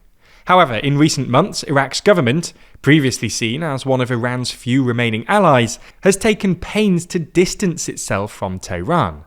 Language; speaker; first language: English; native; English